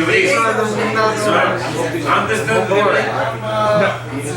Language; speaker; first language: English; non-native, learner; Russian